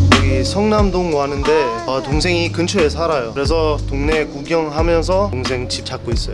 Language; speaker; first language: Korean; non-native, fluent; English